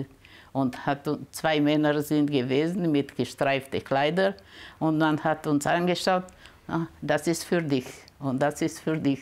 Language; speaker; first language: German; early bilingual, heritage; German